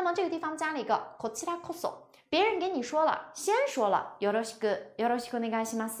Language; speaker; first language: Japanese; non-native, fluent; Chinese